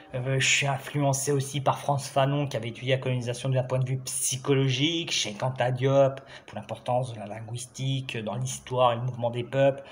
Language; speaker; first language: French; native; French